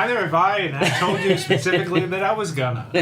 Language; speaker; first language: English; native; English